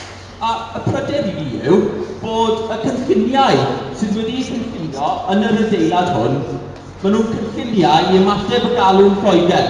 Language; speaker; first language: Welsh; native; Welsh